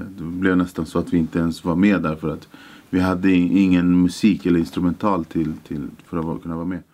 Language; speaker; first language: Swedish; early bilingual, other home language; Spanish